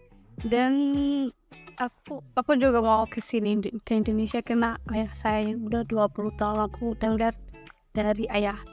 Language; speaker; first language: Indonesian; non-native, learner; Somali